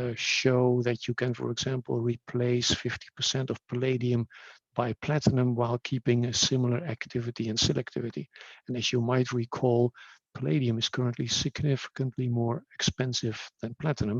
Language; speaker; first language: English; non-native, fluent; Dutch